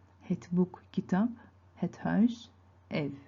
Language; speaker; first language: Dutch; non-native, fluent; Turkish